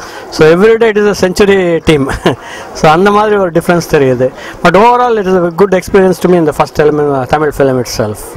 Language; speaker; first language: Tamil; non-native, local second language; Kannada